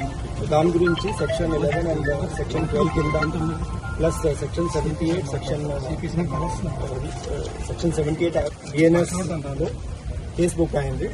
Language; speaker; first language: Telugu; non-native, local second language; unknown